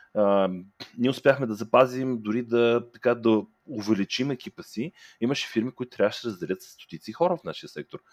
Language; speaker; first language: Bulgarian; native; Bulgarian